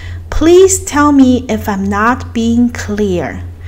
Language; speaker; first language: English; non-native, fluent; Chinese